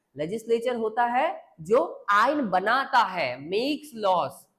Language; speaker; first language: Hindi; non-native, local second language; Bangla